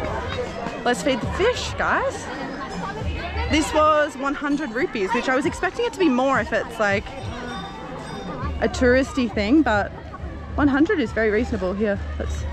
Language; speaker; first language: English; non-native, fluent; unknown